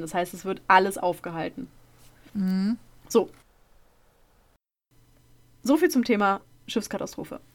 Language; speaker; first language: German; native; German